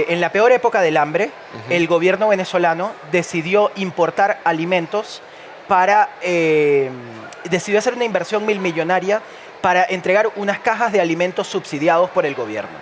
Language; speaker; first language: Spanish; native; Spanish